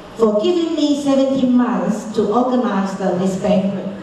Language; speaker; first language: English; non-native, fluent; Chinese